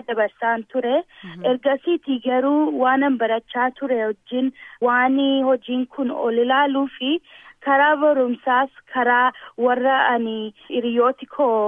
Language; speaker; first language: Oromo; early bilingual, heritage; Oromo